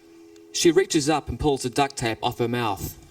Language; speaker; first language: English; native; English